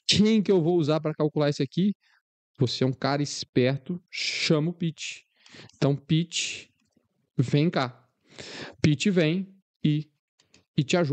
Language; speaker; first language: Portuguese; native; Portuguese